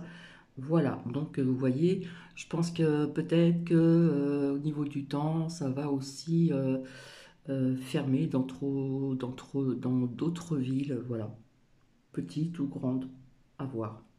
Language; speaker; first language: French; native; French